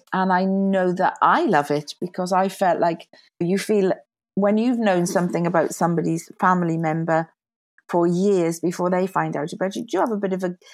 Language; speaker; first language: English; native; English